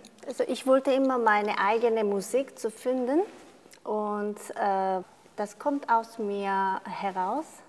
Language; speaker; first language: German; non-native, fluent; Korean